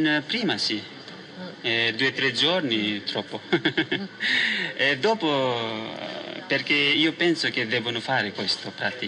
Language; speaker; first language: Italian; non-native, learner; Nepali